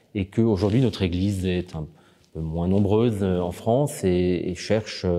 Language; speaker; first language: French; native; French